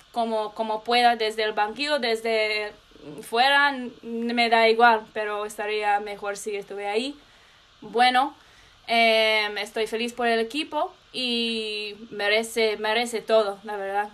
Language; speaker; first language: Spanish; non-native, learner; English